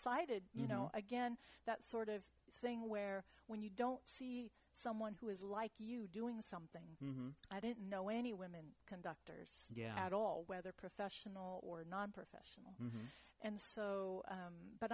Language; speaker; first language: English; early bilingual, other home language; German